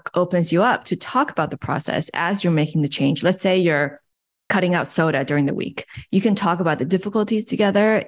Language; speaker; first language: English; early bilingual, other home language; Chinese